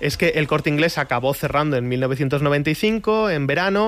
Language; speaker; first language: Spanish; native; Spanish